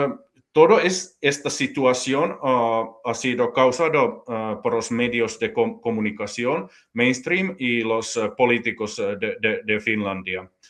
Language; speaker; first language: Spanish; non-native, fluent; Finnish